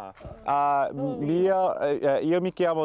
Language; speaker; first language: Italian; early bilingual, heritage; Italian